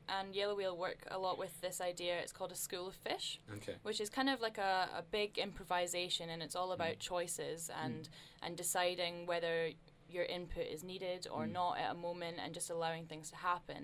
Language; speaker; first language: English; native; English